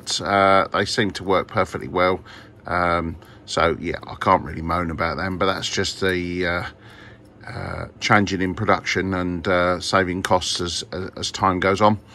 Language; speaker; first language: English; native; English